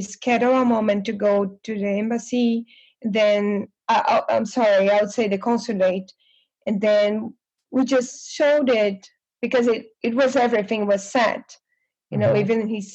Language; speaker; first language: English; non-native, fluent; Portuguese